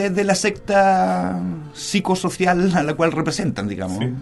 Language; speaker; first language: Spanish; early bilingual, other home language; German